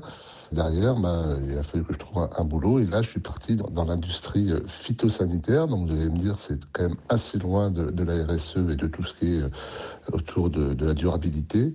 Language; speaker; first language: French; native; French